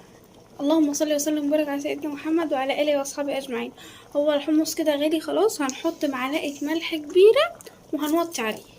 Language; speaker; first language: Arabic; native; Arabic